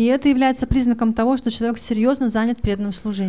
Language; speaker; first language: Russian; native; Russian